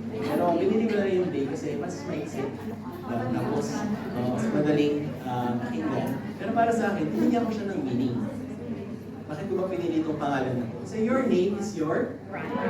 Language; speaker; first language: Filipino; native; Filipino